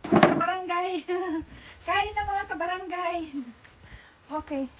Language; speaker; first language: Filipino; non-native, local second language; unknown